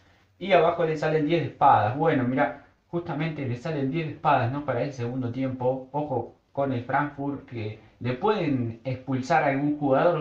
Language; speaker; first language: Spanish; native; Spanish